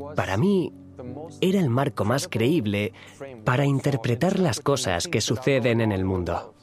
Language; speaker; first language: Spanish; non-native, fluent; German